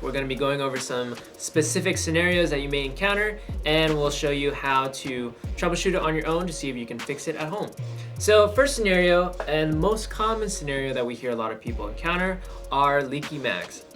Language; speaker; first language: English; native; English